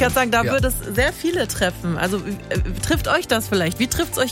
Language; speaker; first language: German; native; German